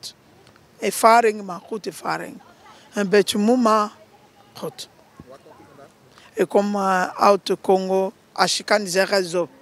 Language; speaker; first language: Dutch; non-native, learner; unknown